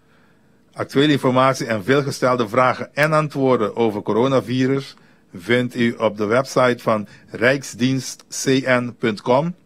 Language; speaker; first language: Dutch; native; Dutch